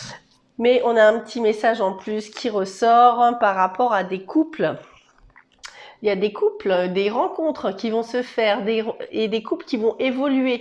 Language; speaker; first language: French; native; French